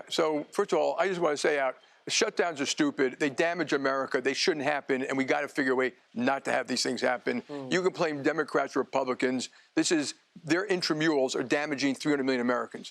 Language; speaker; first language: English; native; English